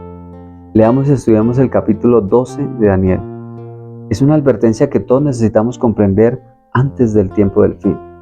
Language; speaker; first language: Spanish; native; Spanish